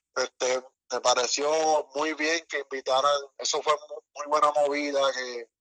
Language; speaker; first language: Spanish; native; Spanish